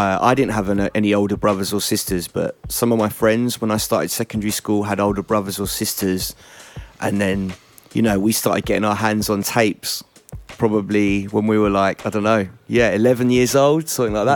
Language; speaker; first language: English; native; English